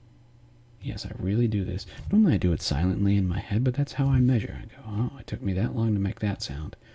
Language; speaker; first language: English; native; English